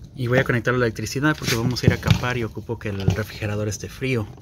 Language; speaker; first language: Spanish; early bilingual, heritage; Spanish